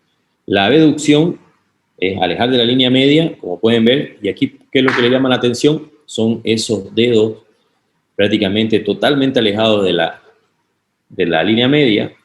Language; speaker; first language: Spanish; native; Spanish